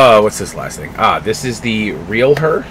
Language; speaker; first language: English; native; English